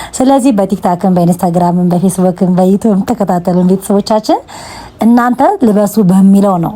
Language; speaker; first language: Amharic; native; Amharic